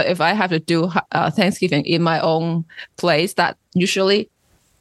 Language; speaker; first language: English; non-native, local second language; Cantonese